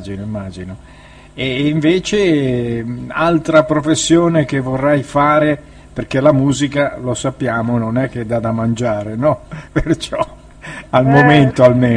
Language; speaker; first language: Italian; native; Italian